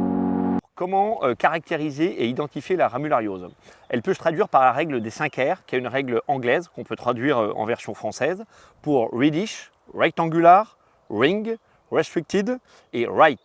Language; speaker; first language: French; native; French